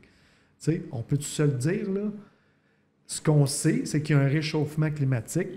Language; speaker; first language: French; native; French